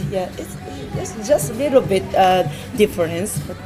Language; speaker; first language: English; non-native, learner; Japanese